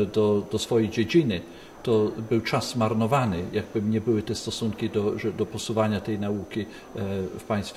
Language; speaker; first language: Polish; early bilingual, heritage; Polish